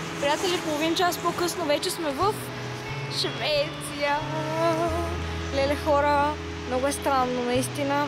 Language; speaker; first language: Bulgarian; native; Bulgarian